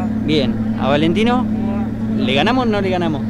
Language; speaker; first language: Spanish; native; Spanish